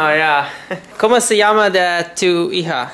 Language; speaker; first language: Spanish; non-native, learner; English